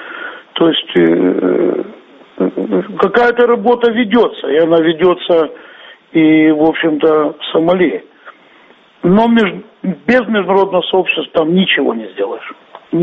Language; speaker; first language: Russian; native; Russian